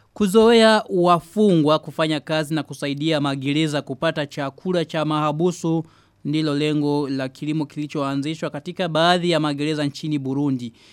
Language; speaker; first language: Swahili; non-native, local second language; Rundi